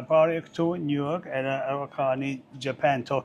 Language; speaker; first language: Albanian; early bilingual, heritage; Albanian